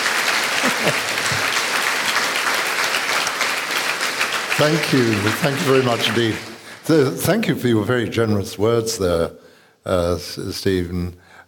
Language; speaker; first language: English; native; English